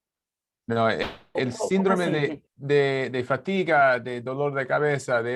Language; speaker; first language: Portuguese; non-native, learner; Spanish